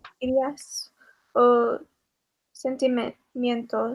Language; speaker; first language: Spanish; non-native, learner; English